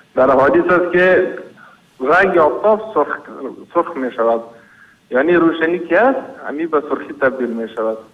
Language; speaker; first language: Persian; native; Persian